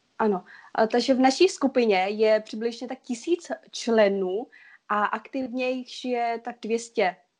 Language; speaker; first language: Czech; non-native, fluent; Vietnamese